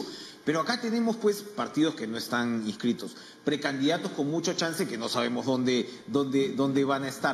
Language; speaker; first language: Spanish; native; Spanish